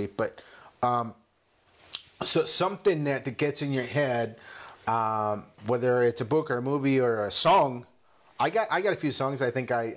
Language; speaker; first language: English; non-native, fluent; Spanish